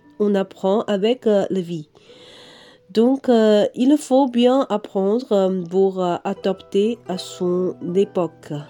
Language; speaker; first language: French; non-native, fluent; Chinese